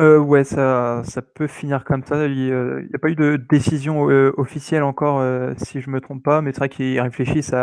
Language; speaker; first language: French; native; French